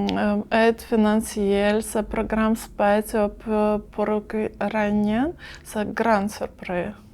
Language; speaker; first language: French; non-native, learner; Ukrainian